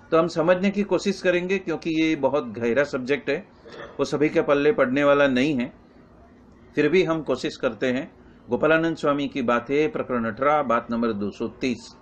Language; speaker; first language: Hindi; non-native, local second language; Gujarati